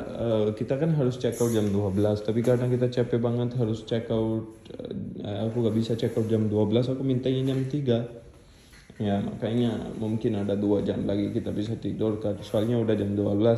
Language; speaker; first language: Indonesian; non-native, fluent; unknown